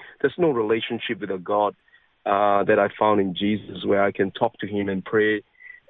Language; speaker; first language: English; non-native, local second language; Min Nan Chinese